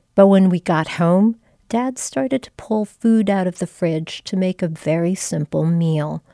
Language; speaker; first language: English; non-native, local second language; Filipino